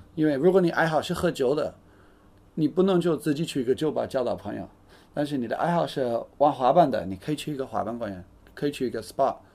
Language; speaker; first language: Chinese; non-native, fluent; English